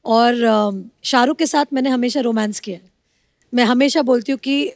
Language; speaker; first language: Hindi; non-native, local second language; Bangla